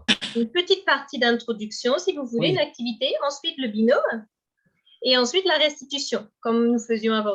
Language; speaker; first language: French; native; French